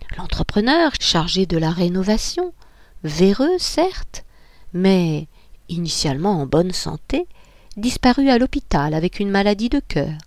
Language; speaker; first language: French; native; French